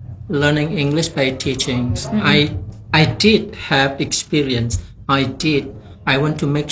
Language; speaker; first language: English; non-native, fluent; Indonesian